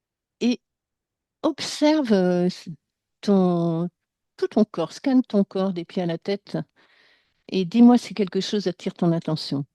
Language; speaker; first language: French; native; French